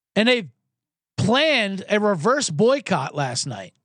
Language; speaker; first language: English; native; English